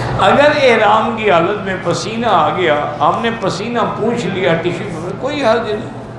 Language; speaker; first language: Urdu; native; Urdu